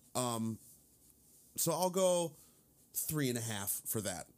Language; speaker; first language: English; native; English